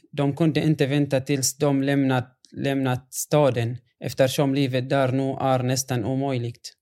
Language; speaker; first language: Swedish; non-native, fluent; Arabic